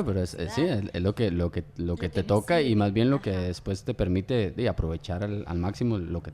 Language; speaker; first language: Spanish; native; Spanish